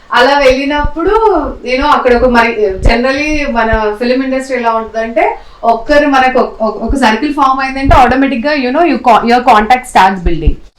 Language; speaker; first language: Telugu; non-native, local second language; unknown